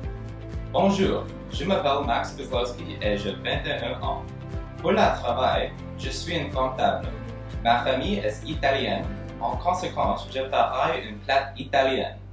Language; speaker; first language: French; non-native, learner; English